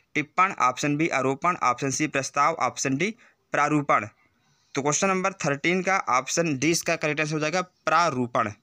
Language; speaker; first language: Hindi; native; Hindi